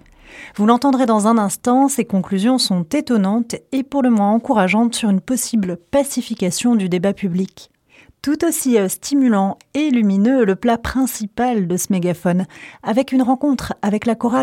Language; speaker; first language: French; native; French